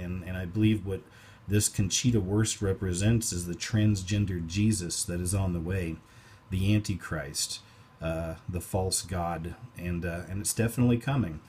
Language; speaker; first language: English; native; English